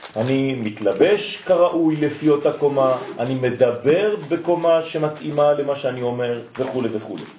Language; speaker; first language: Hebrew; non-native, fluent; French